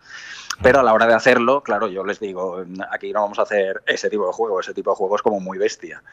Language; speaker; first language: Spanish; native; Spanish